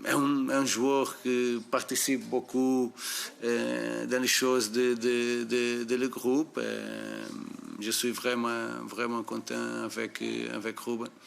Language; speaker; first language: French; non-native, fluent; Portuguese